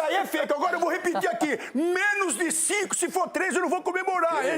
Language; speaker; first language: Portuguese; native; Portuguese